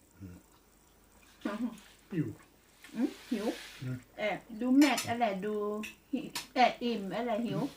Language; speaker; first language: Swedish; non-native, learner; Thai